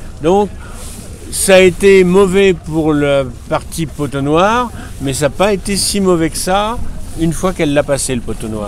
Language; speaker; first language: French; native; French